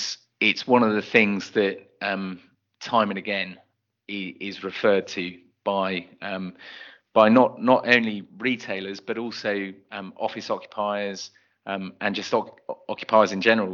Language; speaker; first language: English; native; English